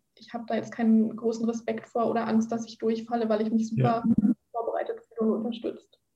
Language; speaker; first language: German; native; German